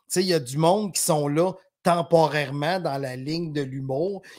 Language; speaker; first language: French; native; French